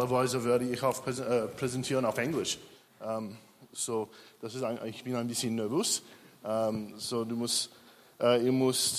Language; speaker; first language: German; non-native, learner; English